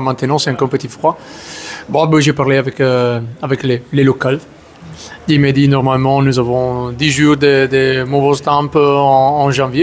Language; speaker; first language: French; non-native, learner; Italian